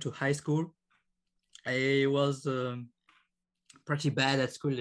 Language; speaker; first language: English; non-native, learner; French